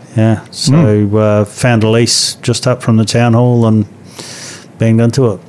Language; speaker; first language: English; native; English